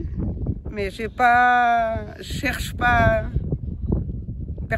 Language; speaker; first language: French; non-native, learner; Portuguese